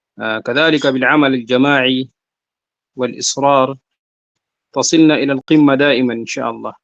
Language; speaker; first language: Arabic; non-native, fluent; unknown